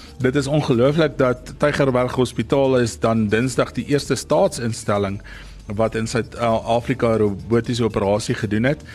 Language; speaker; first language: Afrikaans; native; Afrikaans